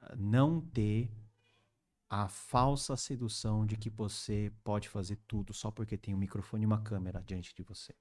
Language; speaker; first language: Portuguese; early bilingual, other home language; Korean